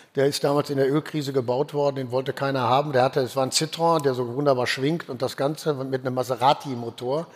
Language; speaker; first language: German; native; German